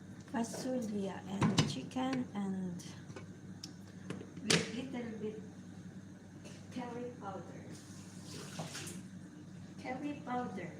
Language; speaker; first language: English; non-native, learner; Bikol